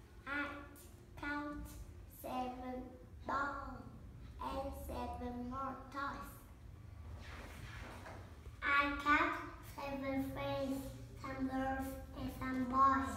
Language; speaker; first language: English; non-native, learner; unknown